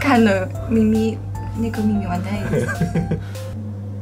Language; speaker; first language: Japanese; non-native, learner; Chinese